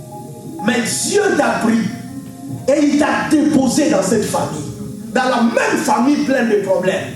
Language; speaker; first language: French; non-native, local second language; Lingala